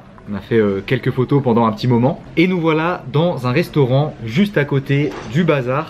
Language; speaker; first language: French; native; French